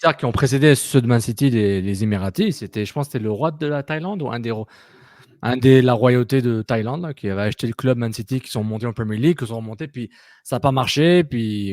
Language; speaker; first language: French; native; French